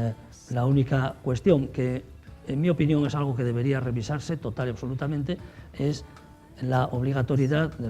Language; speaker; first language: Spanish; native; Spanish